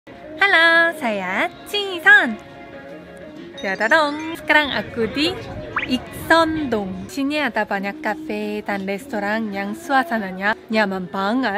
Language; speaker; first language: Indonesian; non-native, fluent; Korean